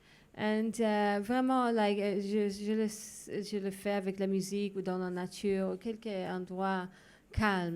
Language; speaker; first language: French; non-native, fluent; Hebrew